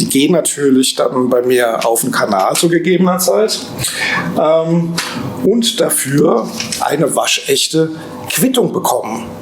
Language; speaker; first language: German; native; German